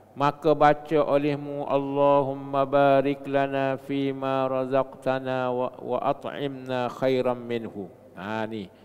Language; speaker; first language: Malay; native; Malay